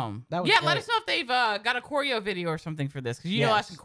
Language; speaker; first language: English; native; English